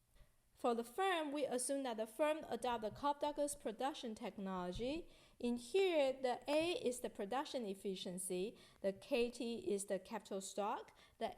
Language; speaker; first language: English; non-native, fluent; Chinese